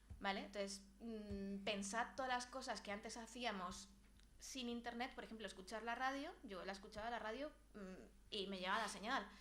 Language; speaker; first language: Spanish; native; Spanish